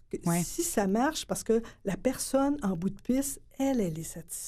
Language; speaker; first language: French; native; French